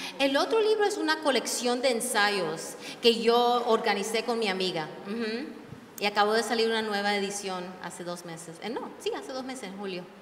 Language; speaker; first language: Spanish; early bilingual, heritage; Spanish